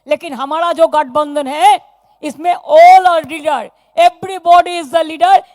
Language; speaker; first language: Hindi; non-native, local second language; Bangla